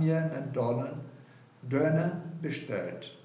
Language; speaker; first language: German; non-native, fluent; Portuguese